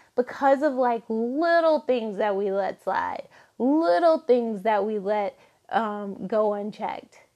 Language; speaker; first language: English; native; English